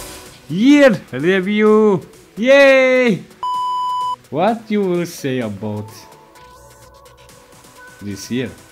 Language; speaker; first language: English; non-native, learner; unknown